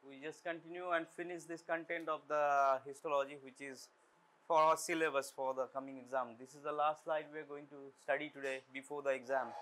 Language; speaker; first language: English; non-native, local second language; Bangla